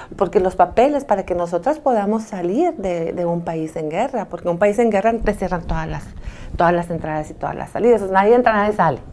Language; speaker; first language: Spanish; early bilingual, other home language; Arabic